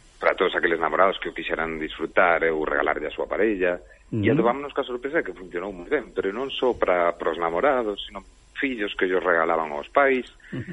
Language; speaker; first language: Galician; native; Galician